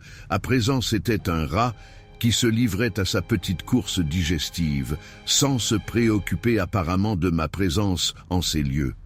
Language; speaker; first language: French; native; French